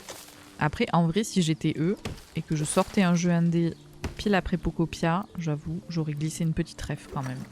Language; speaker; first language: French; native; French